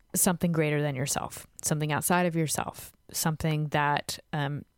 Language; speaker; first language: English; native; English